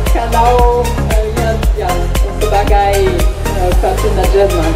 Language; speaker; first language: Indonesian; non-native, learner; German